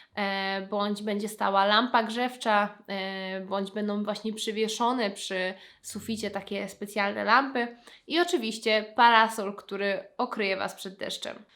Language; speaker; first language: Polish; native; Polish